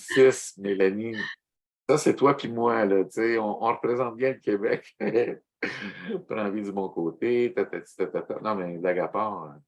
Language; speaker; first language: French; native; French